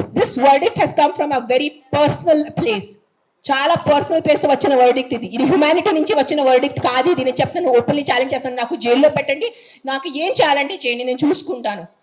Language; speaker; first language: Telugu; non-native, fluent; Marathi